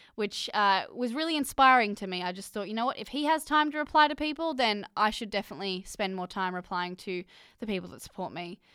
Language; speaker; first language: English; native; English